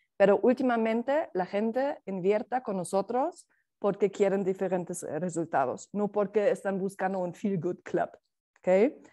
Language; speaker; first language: Spanish; non-native, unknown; German